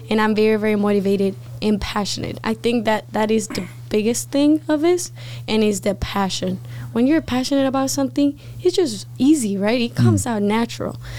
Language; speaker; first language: English; non-native, fluent; Spanish